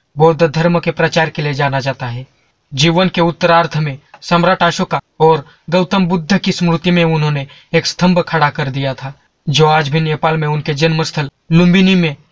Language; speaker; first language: Hindi; non-native, local second language; Marathi